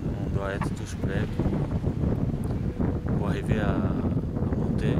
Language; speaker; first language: French; non-native, fluent; Portuguese